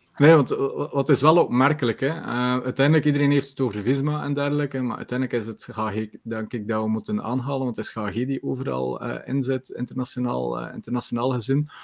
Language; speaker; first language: Dutch; native; Dutch